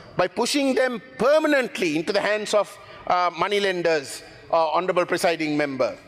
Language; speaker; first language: English; non-native, local second language; Tamil